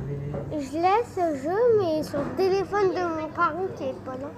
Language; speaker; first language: French; native; French